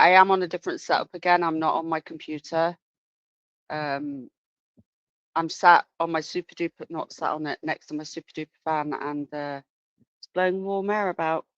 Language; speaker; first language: English; native; English